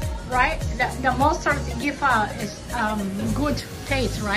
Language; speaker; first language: English; non-native, learner; Spanish